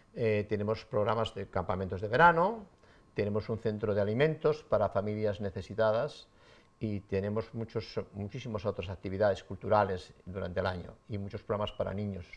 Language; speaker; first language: Spanish; native; Spanish